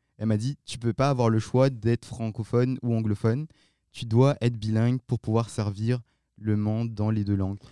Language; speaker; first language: French; non-native, local second language; Malagasy